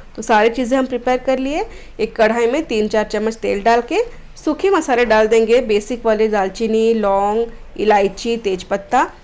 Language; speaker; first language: Hindi; non-native, local second language; Odia